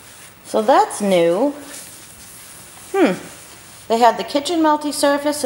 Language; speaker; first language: English; native; English